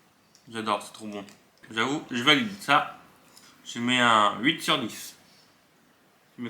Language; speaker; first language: French; native; French